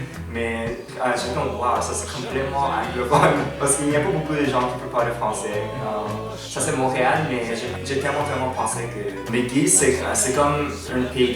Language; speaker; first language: French; non-native, learner; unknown